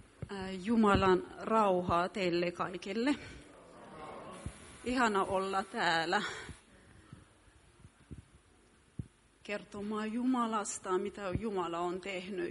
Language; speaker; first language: Finnish; non-native, fluent; Amharic